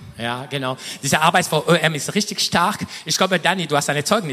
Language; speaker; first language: German; non-native, fluent; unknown